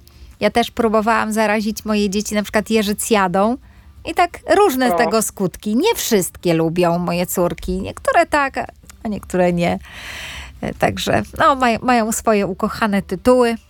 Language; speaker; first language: Polish; native; Polish